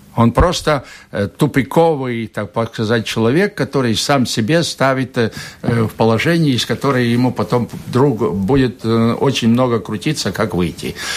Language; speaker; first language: Russian; non-native, local second language; Latvian